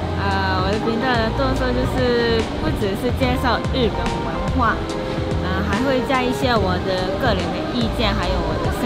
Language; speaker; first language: Chinese; non-native, fluent; Japanese